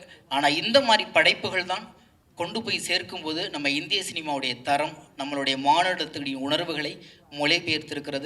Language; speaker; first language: Tamil; native; Tamil